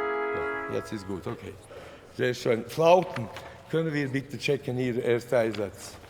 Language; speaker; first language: German; non-native, fluent; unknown